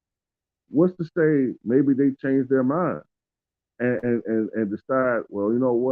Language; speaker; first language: English; native; English